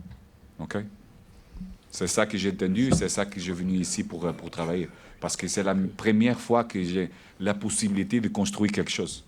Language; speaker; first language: French; non-native, learner; Portuguese